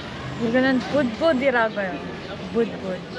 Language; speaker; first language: Korean; non-native, fluent; Cebuano